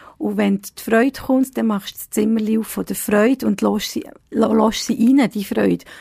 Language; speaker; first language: German; early bilingual, other home language; Italian